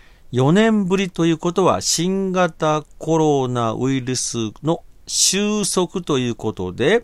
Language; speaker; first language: Japanese; native; Japanese